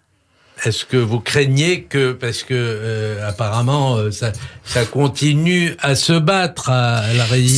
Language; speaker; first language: French; native; French